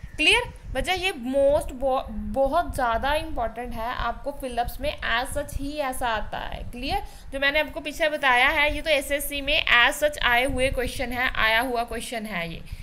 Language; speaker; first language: Hindi; non-native, local second language; Punjabi